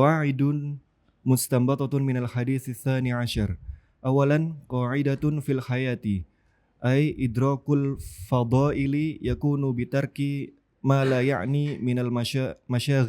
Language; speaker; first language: Arabic; non-native, learner; Indonesian